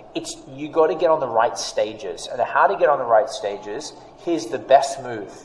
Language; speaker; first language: English; native; English